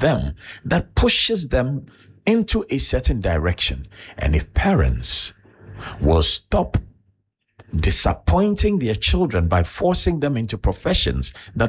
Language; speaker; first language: English; non-native, local second language; Akan